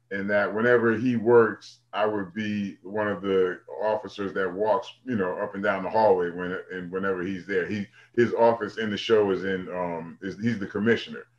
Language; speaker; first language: English; native; English